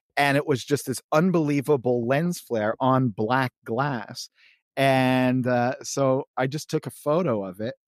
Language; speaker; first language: English; native; English